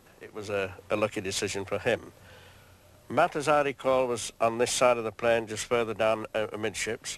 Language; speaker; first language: English; native; English